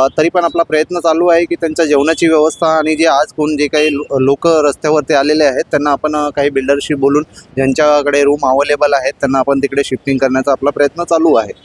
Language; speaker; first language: Marathi; native; Marathi